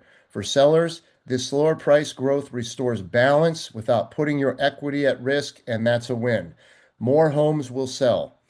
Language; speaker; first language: English; native; English